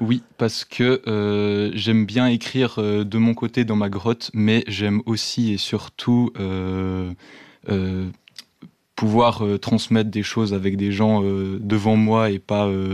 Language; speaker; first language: French; native; French